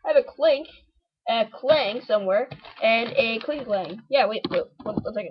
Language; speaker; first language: English; native; English